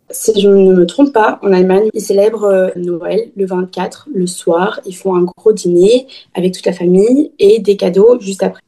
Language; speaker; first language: French; early bilingual, heritage; French